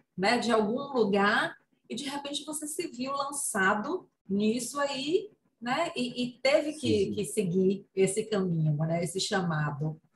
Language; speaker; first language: Portuguese; native; Portuguese